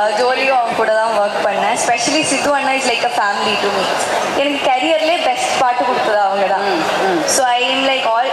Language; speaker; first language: Tamil; non-native, local second language; Malayalam